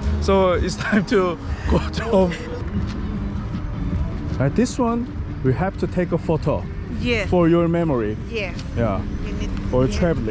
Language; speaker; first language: English; non-native, learner; Korean